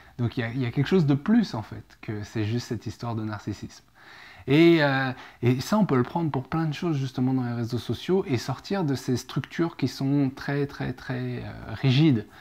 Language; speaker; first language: French; native; French